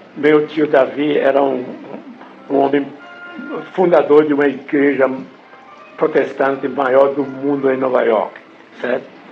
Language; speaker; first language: Portuguese; non-native, fluent; English